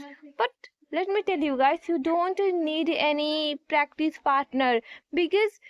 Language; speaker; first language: English; non-native, learner; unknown